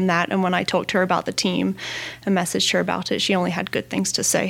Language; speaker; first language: English; native; English